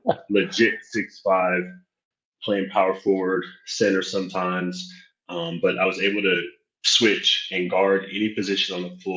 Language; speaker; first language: English; native; English